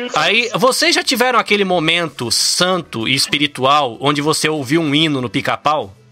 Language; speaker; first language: Portuguese; native; Portuguese